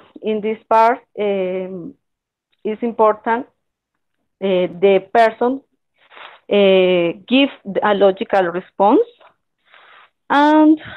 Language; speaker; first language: English; non-native, learner; Spanish